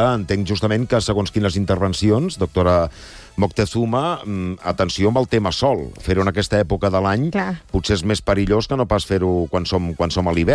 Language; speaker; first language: Catalan; native; Catalan